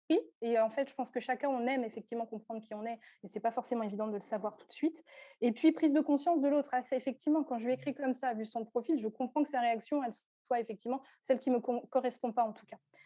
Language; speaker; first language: French; native; French